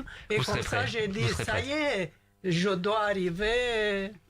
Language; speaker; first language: French; non-native, learner; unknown